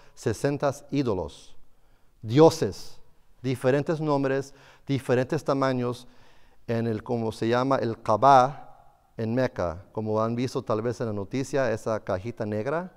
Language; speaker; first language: Spanish; non-native, fluent; English